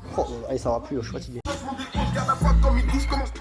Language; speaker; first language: French; native; French